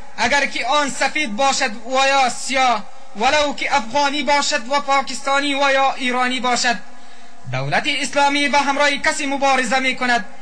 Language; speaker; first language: Persian; non-native, local second language; Pashto